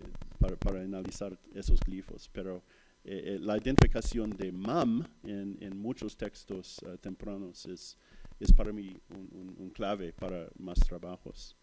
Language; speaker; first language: Spanish; non-native, fluent; English